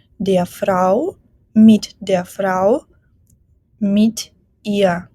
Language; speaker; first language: German; non-native, fluent; Ukrainian